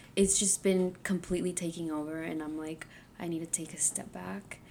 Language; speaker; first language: English; early bilingual, other home language; Spanish